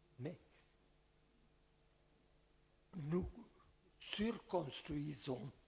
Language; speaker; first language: French; non-native, fluent; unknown